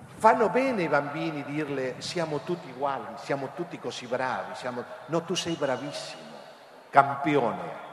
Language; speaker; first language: Italian; non-native, fluent; Spanish